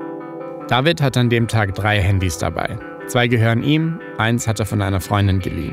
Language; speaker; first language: German; native; German